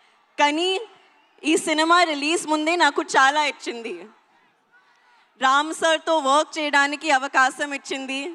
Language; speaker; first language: Telugu; non-native, learner; Hindi